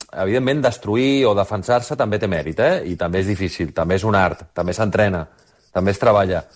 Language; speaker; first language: Catalan; native; Catalan